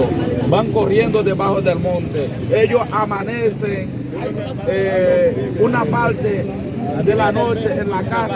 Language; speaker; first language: Spanish; non-native, fluent; Haitian Creole